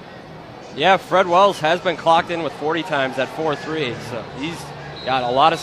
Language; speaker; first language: English; native; English